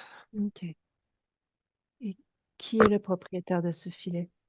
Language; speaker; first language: French; native; French